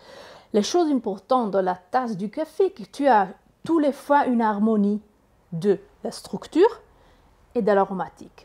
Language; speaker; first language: French; non-native, learner; Italian